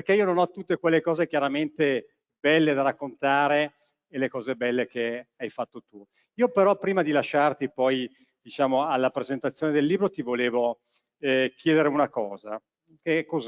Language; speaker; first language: Italian; native; Italian